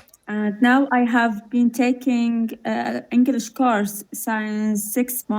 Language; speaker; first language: English; non-native, learner; Arabic